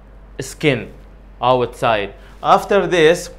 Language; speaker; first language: English; non-native, learner; Arabic